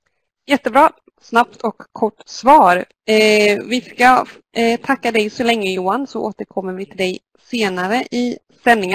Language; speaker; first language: Swedish; native; Swedish